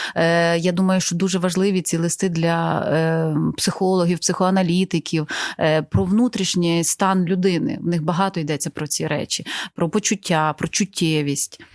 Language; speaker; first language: Ukrainian; native; Ukrainian